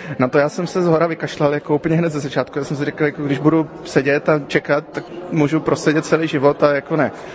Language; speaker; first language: Czech; early bilingual, heritage; Czech